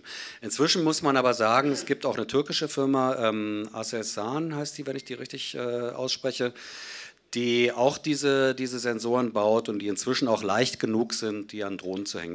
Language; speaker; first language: German; native; German